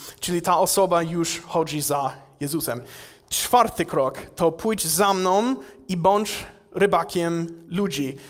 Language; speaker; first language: Polish; non-native, fluent; English